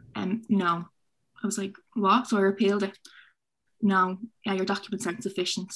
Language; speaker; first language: English; native; English